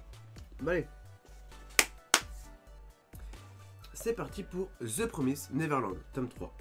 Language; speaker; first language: French; native; French